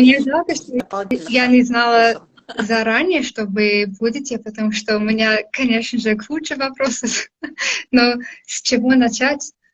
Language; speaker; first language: Russian; non-native, fluent; English